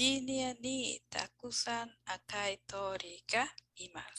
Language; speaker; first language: Japanese; non-native, learner; English